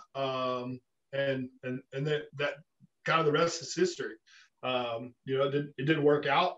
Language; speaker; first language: English; native; English